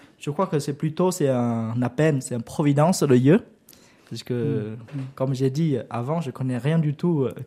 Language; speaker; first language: French; non-native, fluent; Vietnamese